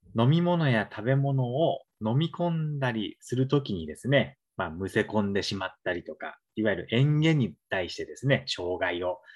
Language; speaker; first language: Japanese; native; Japanese